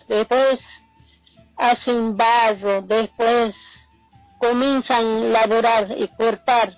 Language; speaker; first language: Spanish; non-native, local second language; Quechua